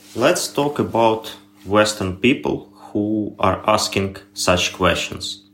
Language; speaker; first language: English; non-native, learner; Ukrainian